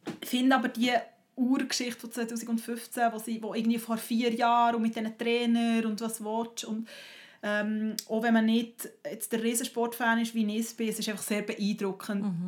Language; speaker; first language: German; native; German